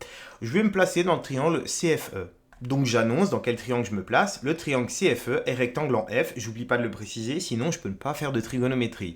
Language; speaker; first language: French; native; French